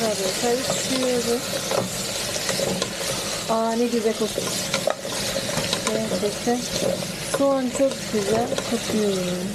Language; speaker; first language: Turkish; non-native, learner; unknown